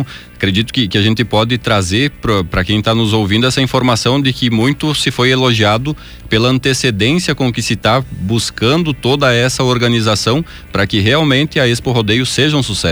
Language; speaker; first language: Portuguese; native; Portuguese